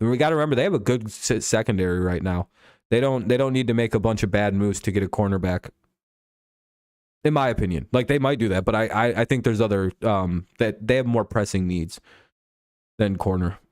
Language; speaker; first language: English; native; English